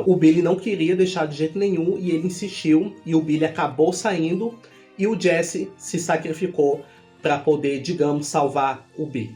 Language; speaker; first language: Portuguese; native; Portuguese